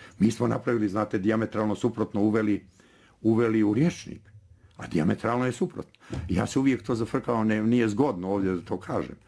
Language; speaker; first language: Bosnian; native; Bosnian